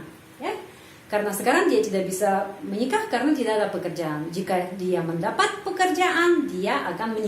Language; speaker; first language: Indonesian; non-native, fluent; Russian